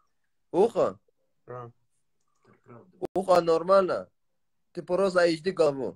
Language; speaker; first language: Russian; non-native, learner; Tajik